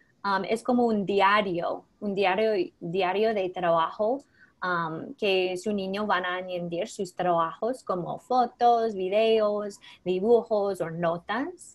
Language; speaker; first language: Spanish; non-native, fluent; English